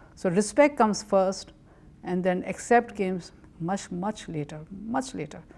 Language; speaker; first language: English; non-native, local second language; Urdu